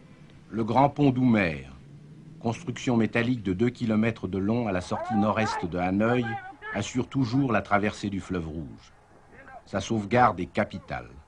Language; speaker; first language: French; native; French